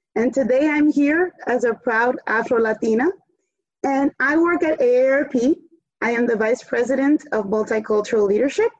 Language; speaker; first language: English; early bilingual, other home language; Spanish